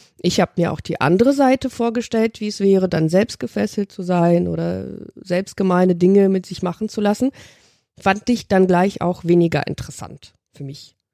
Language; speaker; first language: German; early bilingual, other home language; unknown